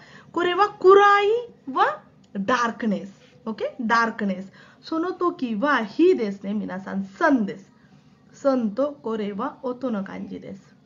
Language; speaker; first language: Japanese; non-native, fluent; Hindi